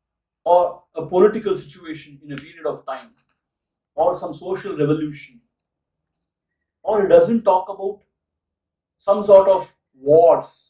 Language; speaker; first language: English; non-native, local second language; Tamil